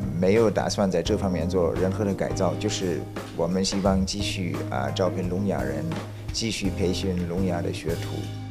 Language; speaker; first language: Chinese; non-native, fluent; German